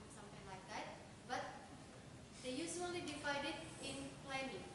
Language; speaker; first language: English; non-native, fluent; Indonesian